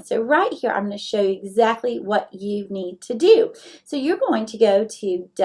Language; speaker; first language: English; native; English